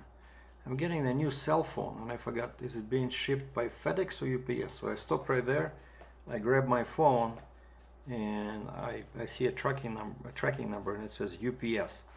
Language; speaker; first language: English; non-native, fluent; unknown